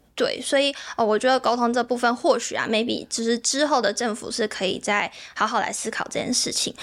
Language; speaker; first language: Chinese; native; Chinese